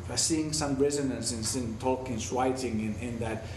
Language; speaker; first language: English; non-native, fluent; Finnish